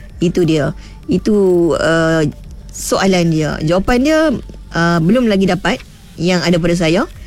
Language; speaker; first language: Malay; native; Malay